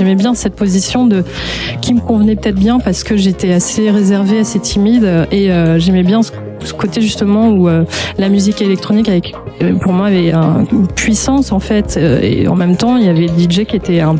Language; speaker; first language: French; native; French